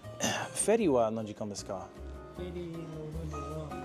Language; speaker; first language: Japanese; non-native, learner; English